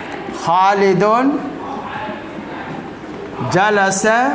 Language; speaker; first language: Arabic; non-native, fluent; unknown